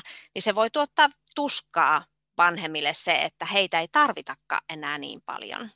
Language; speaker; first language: Finnish; native; Finnish